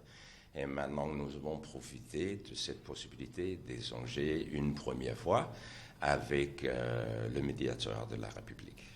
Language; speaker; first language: French; non-native, fluent; Danish